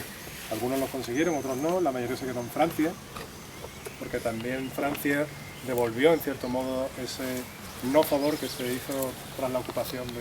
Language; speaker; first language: Spanish; native; Spanish